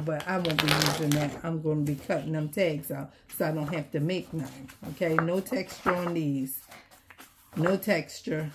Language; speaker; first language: English; native; English